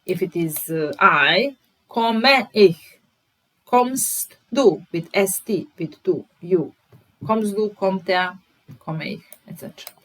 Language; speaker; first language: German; non-native, fluent; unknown